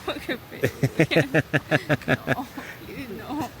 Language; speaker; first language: English; non-native, fluent; Spanish